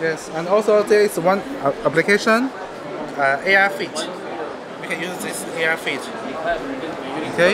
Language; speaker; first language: English; non-native, learner; Chinese